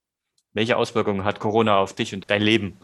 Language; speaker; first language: German; native; German